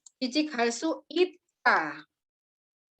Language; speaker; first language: Korean; non-native, fluent; Indonesian